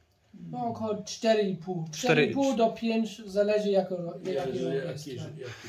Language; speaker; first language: Polish; early bilingual, heritage; German